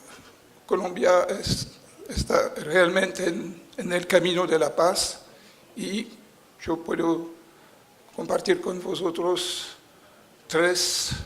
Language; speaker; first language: Spanish; non-native, fluent; French